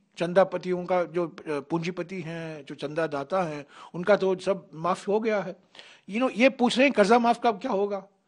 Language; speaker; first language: Hindi; native; Hindi